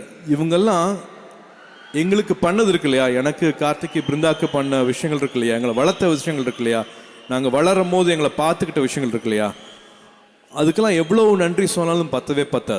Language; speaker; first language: Tamil; native; Tamil